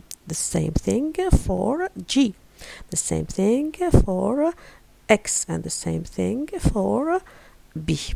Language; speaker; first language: English; non-native, fluent; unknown